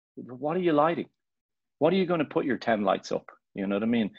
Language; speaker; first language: English; native; English